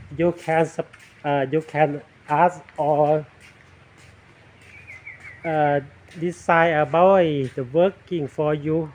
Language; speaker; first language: English; non-native, learner; Thai